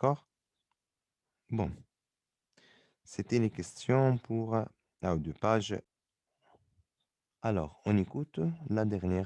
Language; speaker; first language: French; non-native, fluent; Arabic